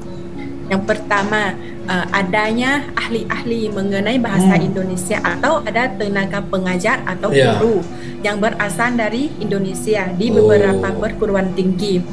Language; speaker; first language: Indonesian; non-native, fluent; Thai